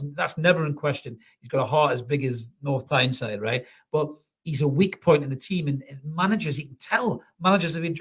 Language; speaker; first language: English; native; English